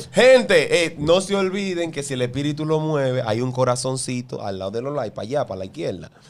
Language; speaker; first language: Spanish; native; Spanish